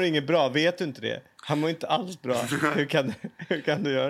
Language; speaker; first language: Swedish; native; Swedish